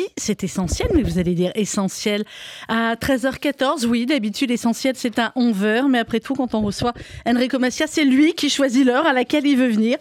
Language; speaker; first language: French; native; French